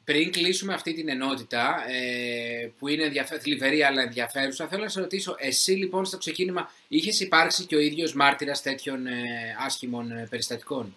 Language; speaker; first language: Greek; native; Greek